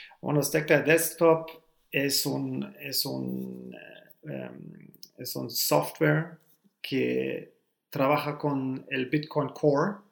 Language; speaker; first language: Spanish; non-native, learner; German